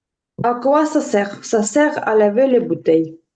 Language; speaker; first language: French; non-native, learner; Ukrainian